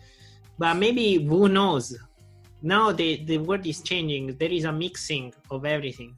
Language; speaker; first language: English; non-native, learner; Italian